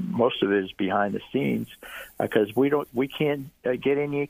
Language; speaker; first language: English; early bilingual, other home language; Greek